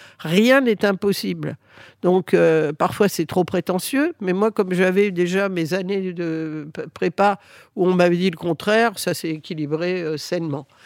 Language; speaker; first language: French; early bilingual, other home language; Spanish